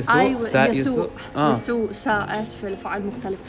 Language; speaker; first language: Arabic; non-native, learner; English